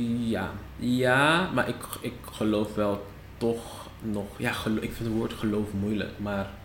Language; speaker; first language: Dutch; non-native, local second language; Papiamento